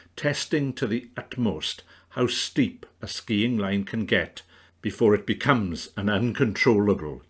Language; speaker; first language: English; native; English